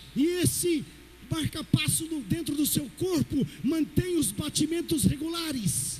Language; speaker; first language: Portuguese; native; Portuguese